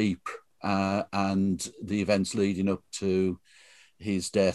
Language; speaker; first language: English; native; English